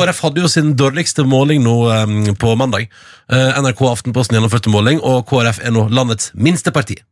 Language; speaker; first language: Norwegian; native; Norwegian